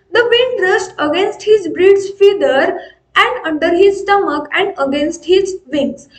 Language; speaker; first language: English; non-native, local second language; Marathi